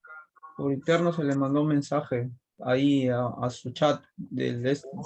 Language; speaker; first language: Spanish; native; Spanish